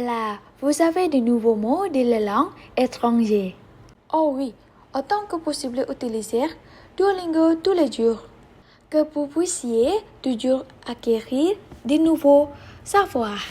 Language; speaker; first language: French; non-native, learner; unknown